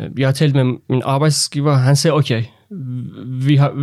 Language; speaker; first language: Danish; non-native, learner; Persian